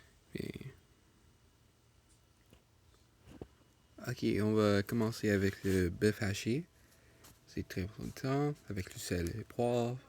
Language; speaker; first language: French; non-native, local second language; English